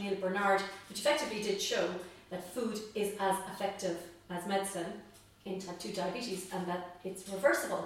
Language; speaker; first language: English; native; English